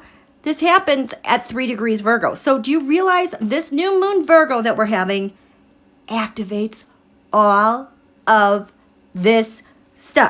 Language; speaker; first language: English; native; English